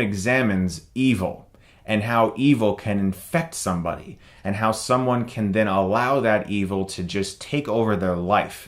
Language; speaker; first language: English; native; English